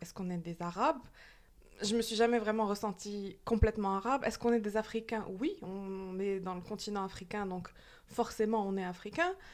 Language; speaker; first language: French; non-native, local second language; Arabic